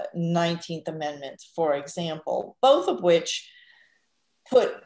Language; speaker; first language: English; native; English